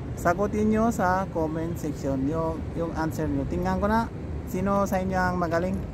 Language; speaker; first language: Filipino; non-native, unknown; Persian